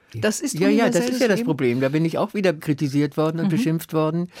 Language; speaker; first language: German; native; German